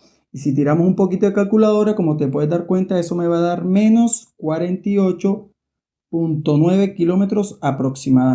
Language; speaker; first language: Spanish; native; Spanish